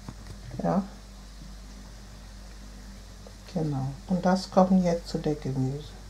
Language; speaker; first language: German; non-native, fluent; Akan